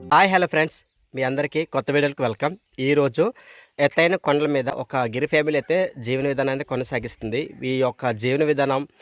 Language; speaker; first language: Telugu; non-native, local second language; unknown